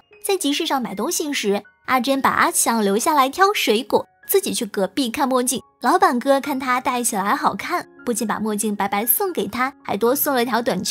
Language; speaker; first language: Chinese; native; Chinese